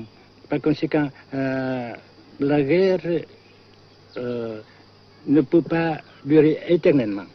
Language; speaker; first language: French; non-native, fluent; Vietnamese